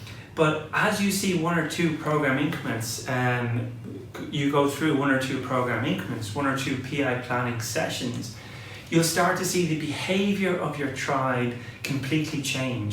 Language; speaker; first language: English; native; English